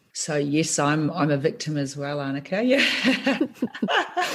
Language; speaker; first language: English; native; English